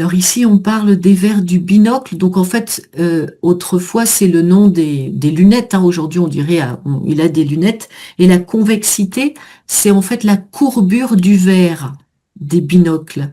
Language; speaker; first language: French; native; French